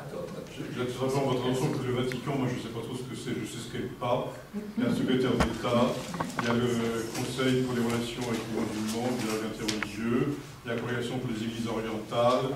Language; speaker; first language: French; native; French